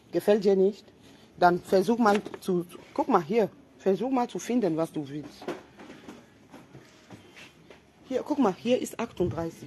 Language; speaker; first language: German; non-native, fluent; French